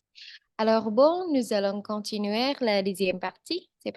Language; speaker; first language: French; non-native, learner; Indonesian